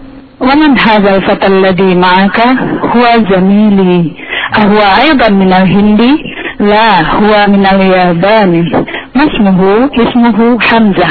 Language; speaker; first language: Arabic; non-native, learner; Indonesian